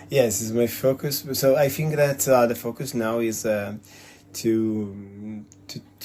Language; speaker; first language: English; non-native, learner; Italian